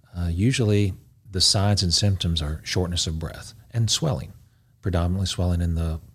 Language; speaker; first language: English; native; English